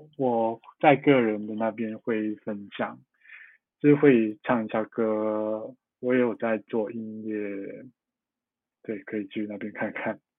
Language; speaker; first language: Chinese; non-native, local second language; Cantonese